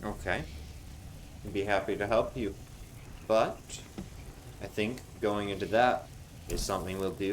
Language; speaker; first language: English; native; English